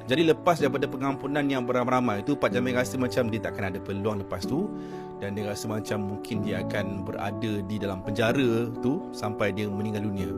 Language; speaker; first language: Malay; native; Malay